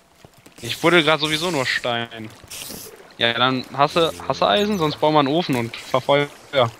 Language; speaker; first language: German; native; German